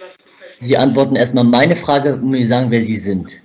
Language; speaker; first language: German; native; German